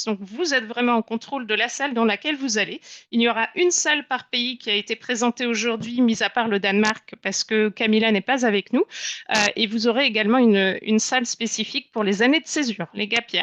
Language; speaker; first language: French; native; French